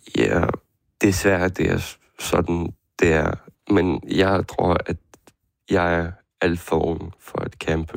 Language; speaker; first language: Danish; non-native, fluent; Ukrainian